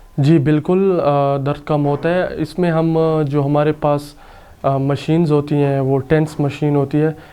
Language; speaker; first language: Urdu; non-native, local second language; Saraiki